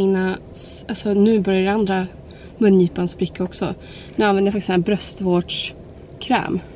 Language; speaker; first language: Swedish; native; Swedish